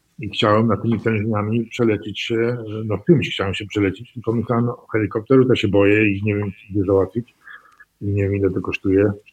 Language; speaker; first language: Polish; early bilingual, heritage; Polish